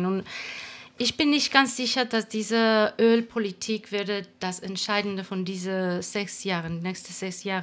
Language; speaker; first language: German; non-native, fluent; Spanish